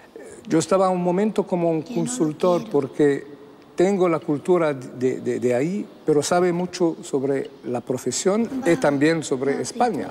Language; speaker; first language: Spanish; non-native, fluent; Arabic